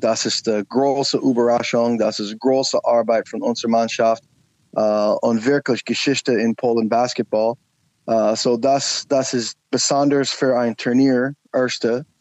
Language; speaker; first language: German; non-native, learner; English